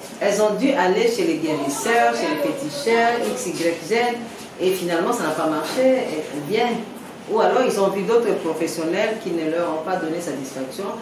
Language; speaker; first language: French; non-native, local second language; Lingala